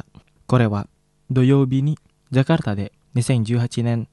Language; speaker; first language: Japanese; non-native, fluent; Indonesian